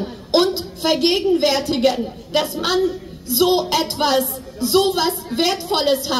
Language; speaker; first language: German; non-native, fluent; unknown